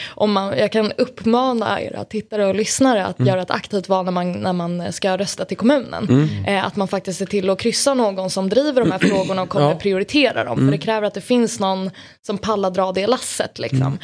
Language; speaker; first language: Swedish; native; Swedish